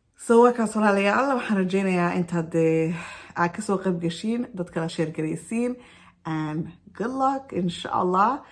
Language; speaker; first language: Somali; early bilingual, heritage; Somali